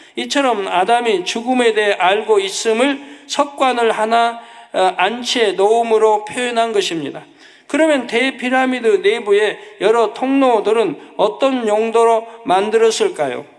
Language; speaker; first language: Korean; native; Korean